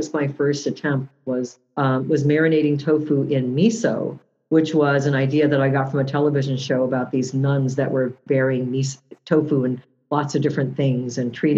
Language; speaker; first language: English; early bilingual, other home language; Japanese